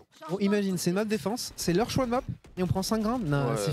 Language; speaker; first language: French; native; French